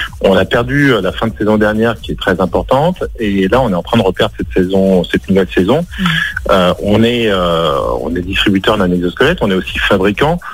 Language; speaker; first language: French; native; French